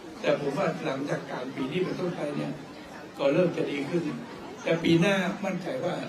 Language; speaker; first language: Thai; native; Thai